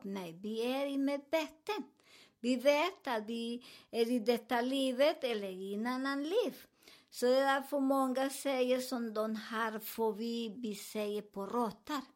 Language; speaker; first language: Swedish; non-native, learner; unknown